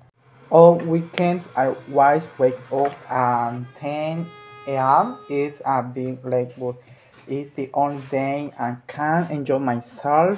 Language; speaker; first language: English; non-native, learner; Spanish